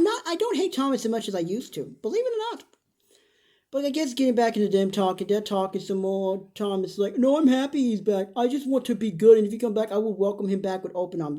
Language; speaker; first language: English; native; English